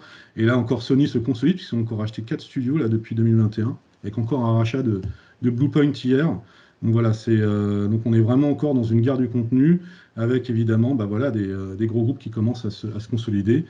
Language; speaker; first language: French; native; French